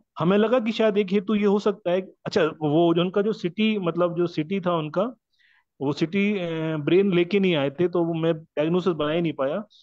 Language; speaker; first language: Hindi; non-native, local second language; Marathi